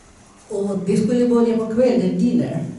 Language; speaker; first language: Swedish; non-native, fluent; Spanish